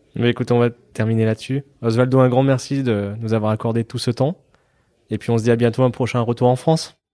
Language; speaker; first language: French; native; French